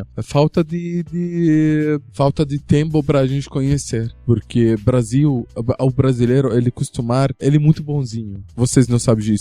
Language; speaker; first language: Portuguese; non-native, learner; Arabic